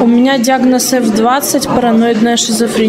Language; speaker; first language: Russian; native; Russian